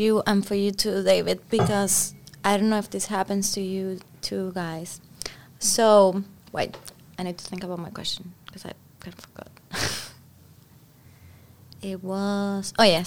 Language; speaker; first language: English; non-native, fluent; Spanish